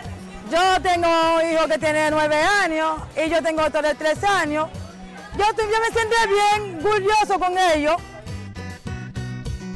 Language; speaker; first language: Spanish; non-native, learner; Haitian Creole